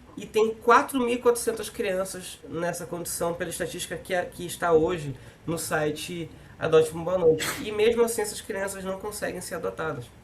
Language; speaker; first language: Portuguese; native; Portuguese